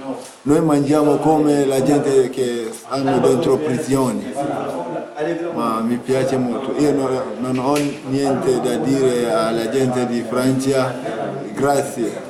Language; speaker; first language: Italian; non-native, learner; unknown